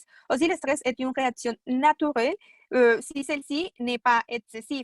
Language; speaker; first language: French; non-native, fluent; Spanish